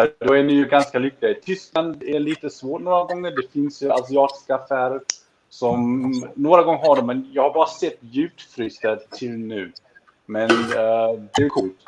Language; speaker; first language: Swedish; non-native, fluent; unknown